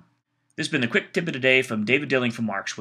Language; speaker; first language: English; native; English